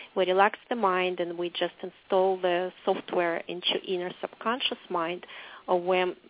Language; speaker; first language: English; non-native, fluent; Russian